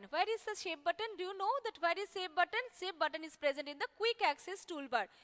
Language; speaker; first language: English; non-native, local second language; Bangla